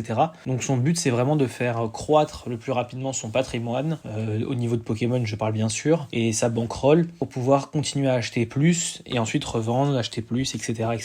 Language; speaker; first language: French; native; French